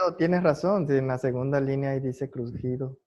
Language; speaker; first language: Spanish; native; Spanish